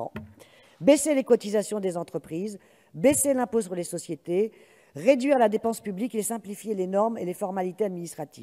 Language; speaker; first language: French; native; French